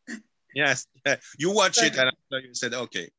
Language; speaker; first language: English; non-native, learner; French